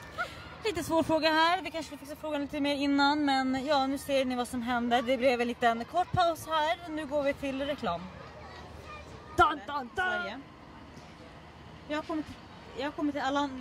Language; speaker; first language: Swedish; early bilingual, other home language; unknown